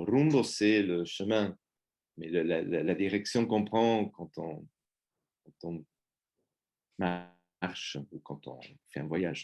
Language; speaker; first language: French; non-native, fluent; Spanish